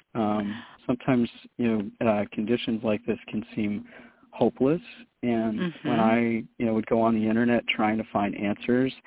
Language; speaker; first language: English; native; English